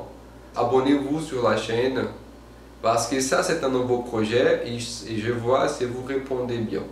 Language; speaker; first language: French; non-native, fluent; Portuguese